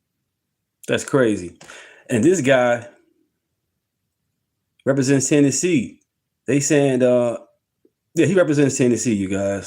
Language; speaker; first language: English; native; English